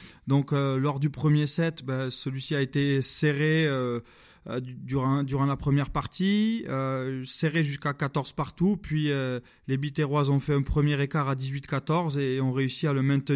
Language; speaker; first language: French; native; French